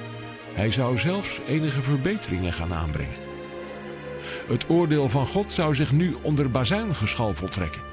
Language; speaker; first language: Dutch; native; Dutch